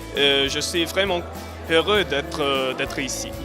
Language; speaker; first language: French; non-native, learner; Italian